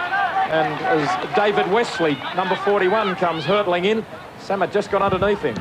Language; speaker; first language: English; native; English